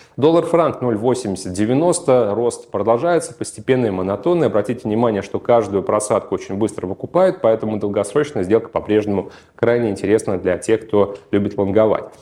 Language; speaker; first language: Russian; native; Russian